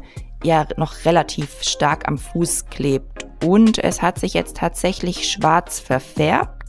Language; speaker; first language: German; native; German